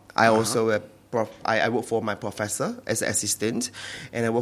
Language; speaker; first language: English; non-native, local second language; Chinese